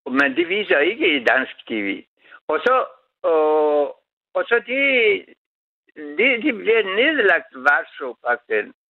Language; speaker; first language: Danish; non-native, learner; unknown